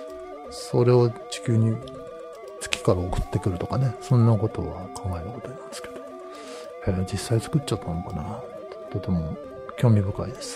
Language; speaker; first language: Japanese; native; Japanese